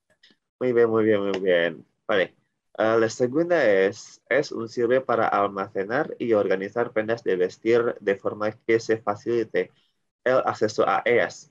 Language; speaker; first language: Spanish; non-native, learner; Indonesian